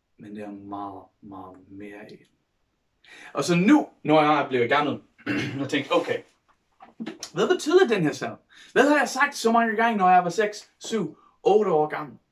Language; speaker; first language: Danish; non-native, fluent; English